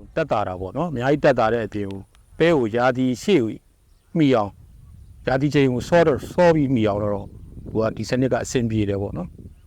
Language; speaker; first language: Burmese; native; Burmese